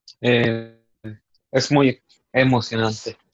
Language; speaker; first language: Spanish; early bilingual, other home language; English